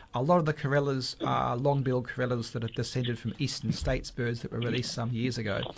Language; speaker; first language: English; native; English